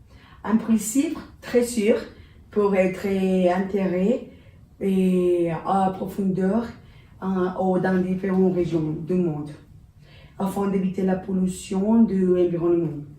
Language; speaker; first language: French; non-native, learner; Spanish